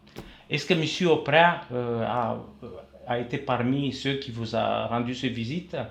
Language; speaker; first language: French; non-native, fluent; Romanian